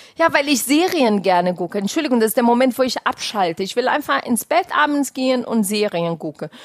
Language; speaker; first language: German; non-native, fluent; Portuguese